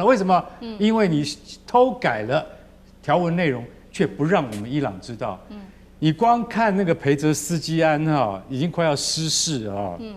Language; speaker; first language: Chinese; native; Chinese